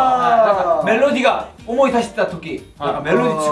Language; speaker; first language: Japanese; non-native, learner; Korean